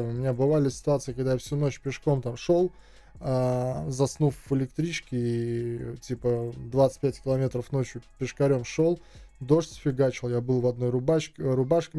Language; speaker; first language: Russian; native; Russian